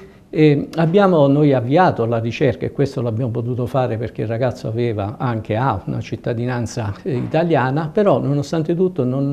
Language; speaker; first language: Italian; native; Italian